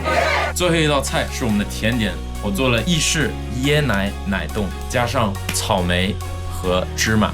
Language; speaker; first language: Chinese; non-native, fluent; English